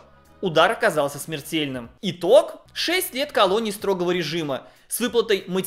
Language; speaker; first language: Russian; native; Russian